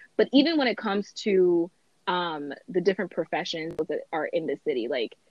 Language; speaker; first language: English; native; English